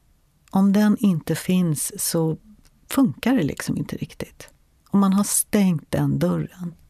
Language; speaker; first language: Swedish; native; Swedish